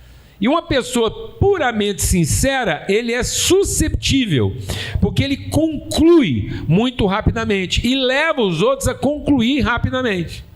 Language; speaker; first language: Portuguese; native; Portuguese